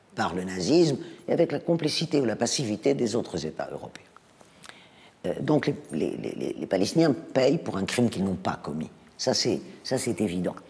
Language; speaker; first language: French; native; French